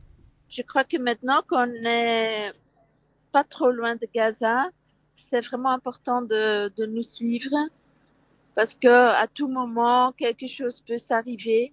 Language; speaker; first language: French; non-native, local second language; Dutch